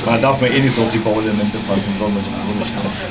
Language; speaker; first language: German; native; German